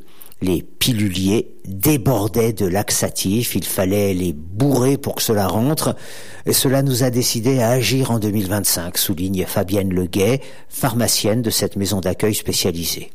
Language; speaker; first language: French; native; French